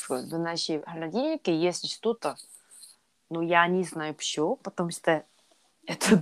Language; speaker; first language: Russian; non-native, learner; Korean